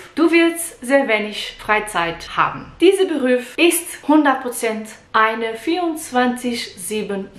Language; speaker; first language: German; non-native, learner; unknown